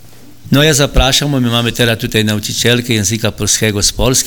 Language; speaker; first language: Polish; early bilingual, heritage; Polish